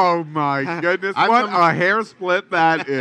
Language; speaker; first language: English; native; English